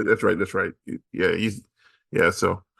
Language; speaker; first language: English; native; English